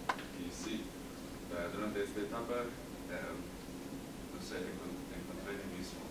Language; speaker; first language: Spanish; non-native, learner; English